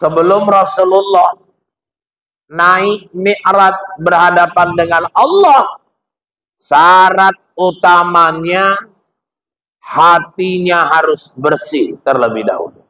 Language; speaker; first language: Indonesian; native; Indonesian